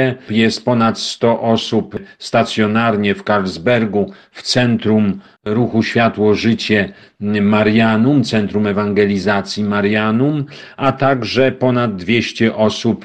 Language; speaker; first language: Polish; native; Polish